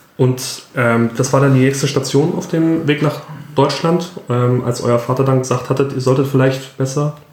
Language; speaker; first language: German; native; German